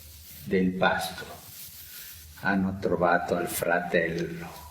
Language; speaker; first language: Italian; non-native, fluent; Spanish